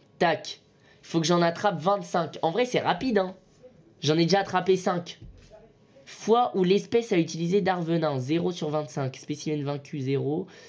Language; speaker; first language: French; native; French